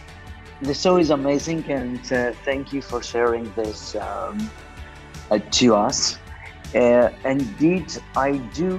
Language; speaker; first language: English; non-native, fluent; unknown